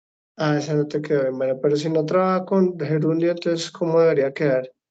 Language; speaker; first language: Spanish; native; Spanish